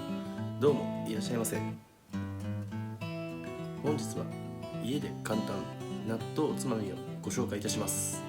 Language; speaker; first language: Japanese; native; Japanese